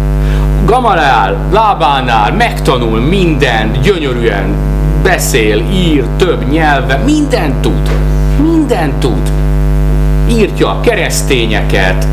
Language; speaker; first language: Hungarian; native; Hungarian